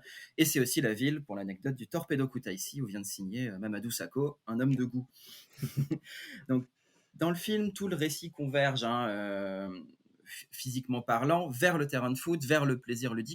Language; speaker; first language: French; native; French